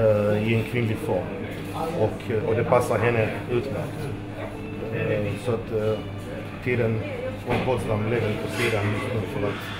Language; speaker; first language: Swedish; early bilingual, other home language; Macedonian